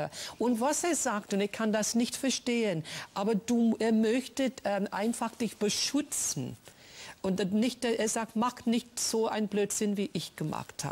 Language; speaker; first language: German; non-native, fluent; English